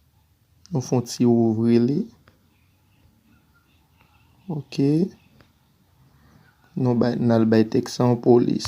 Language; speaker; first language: French; non-native, learner; Haitian Creole